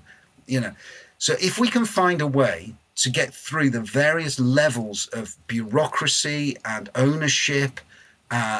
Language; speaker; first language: English; native; English